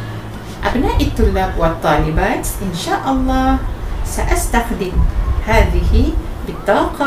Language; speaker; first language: Arabic; non-native, fluent; Malay